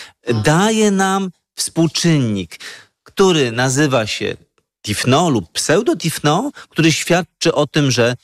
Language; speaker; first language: Polish; native; Polish